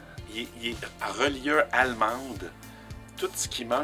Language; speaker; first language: French; native; French